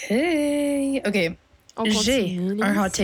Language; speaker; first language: French; non-native, local second language; English